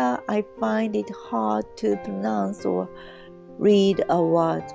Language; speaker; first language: English; non-native, learner; Japanese